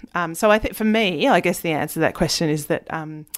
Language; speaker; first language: English; native; English